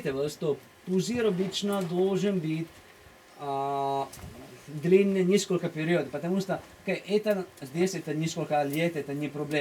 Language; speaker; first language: Russian; non-native, fluent; Italian